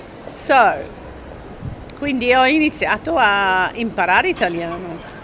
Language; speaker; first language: Italian; non-native, fluent; English